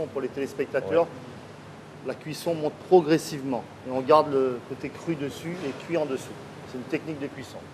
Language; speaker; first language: French; native; French